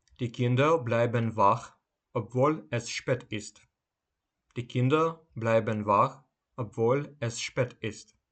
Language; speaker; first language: German; non-native, fluent; Ukrainian